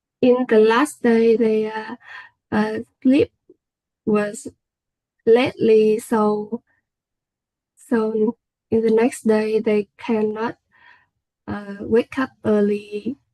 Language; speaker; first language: English; non-native, learner; Vietnamese